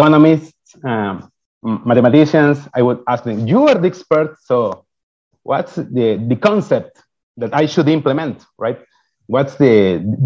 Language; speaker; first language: English; non-native, fluent; Spanish